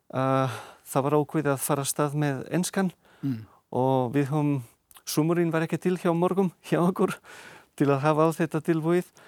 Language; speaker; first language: Icelandic; non-native, fluent; Spanish